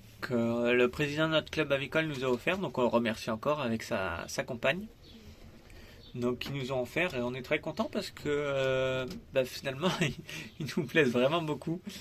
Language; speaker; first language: French; native; French